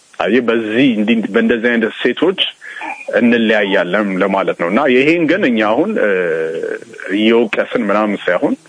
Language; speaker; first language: Amharic; native; Amharic